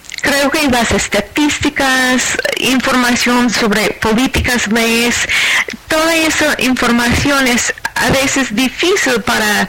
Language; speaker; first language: Spanish; non-native, fluent; English